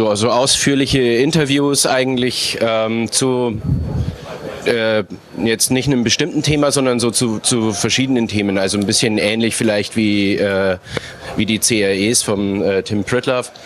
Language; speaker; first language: German; native; German